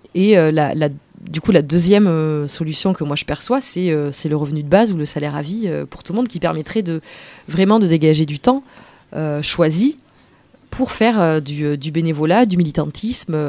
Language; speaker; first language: French; native; French